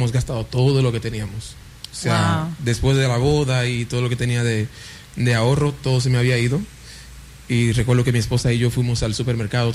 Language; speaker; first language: Spanish; non-native, fluent; Haitian Creole